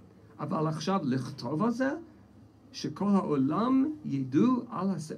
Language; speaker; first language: Hebrew; non-native, fluent; English